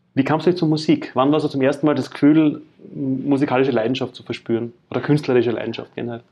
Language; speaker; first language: German; native; German